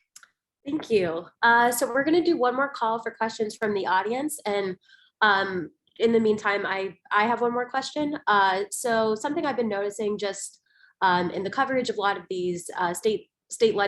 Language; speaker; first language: English; native; English